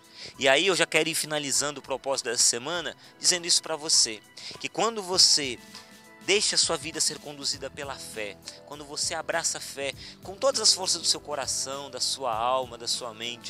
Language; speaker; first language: Portuguese; native; Portuguese